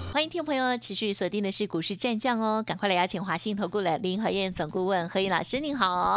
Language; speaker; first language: Chinese; native; Chinese